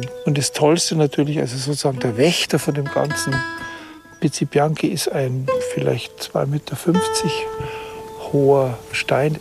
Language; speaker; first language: German; native; German